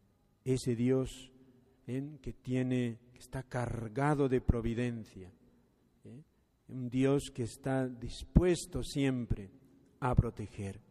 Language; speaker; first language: Spanish; native; Spanish